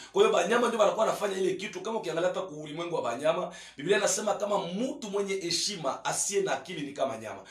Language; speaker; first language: Swahili; native; Swahili